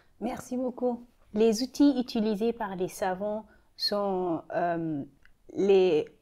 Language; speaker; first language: French; non-native, fluent; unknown